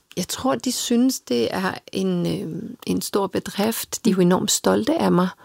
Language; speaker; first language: Danish; early bilingual, other home language; Serbian